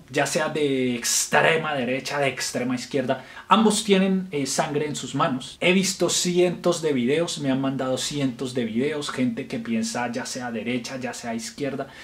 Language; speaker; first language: Spanish; native; Spanish